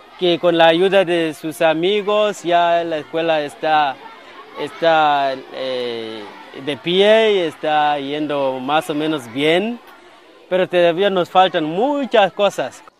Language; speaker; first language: Spanish; non-native, fluent; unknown